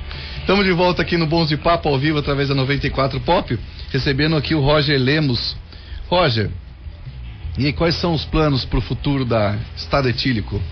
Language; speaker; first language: Portuguese; native; Portuguese